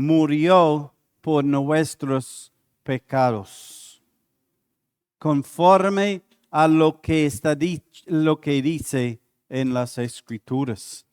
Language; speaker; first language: Spanish; non-native, fluent; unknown